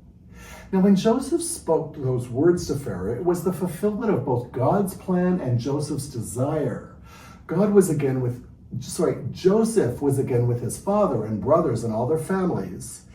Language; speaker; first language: English; native; English